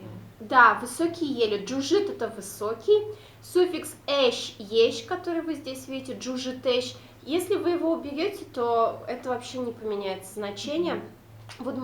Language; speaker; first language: Russian; non-native, local second language; Udmurt